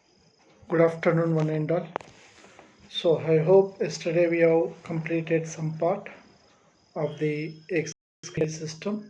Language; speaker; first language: English; non-native, local second language; Telugu